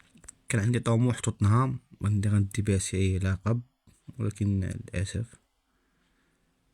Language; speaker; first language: Arabic; native; Arabic